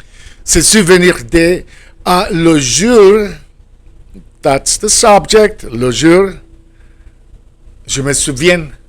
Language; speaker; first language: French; non-native, fluent; Spanish